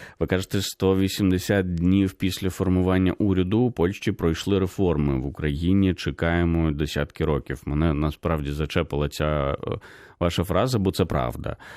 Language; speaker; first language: Ukrainian; native; Ukrainian